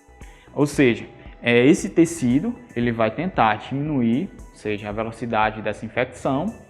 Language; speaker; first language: Portuguese; native; Portuguese